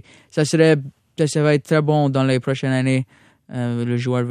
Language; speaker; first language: French; non-native, local second language; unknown